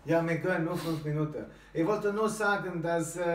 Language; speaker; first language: German; non-native, fluent; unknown